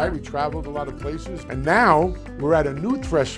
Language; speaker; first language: English; native; English